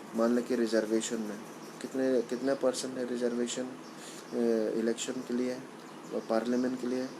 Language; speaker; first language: Hindi; non-native, local second language; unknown